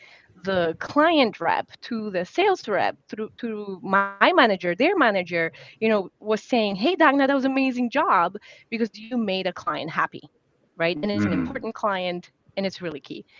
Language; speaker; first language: English; non-native, fluent; Polish